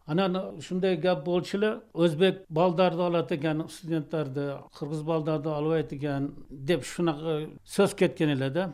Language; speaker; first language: Kyrgyz; non-native, local second language; Uyghur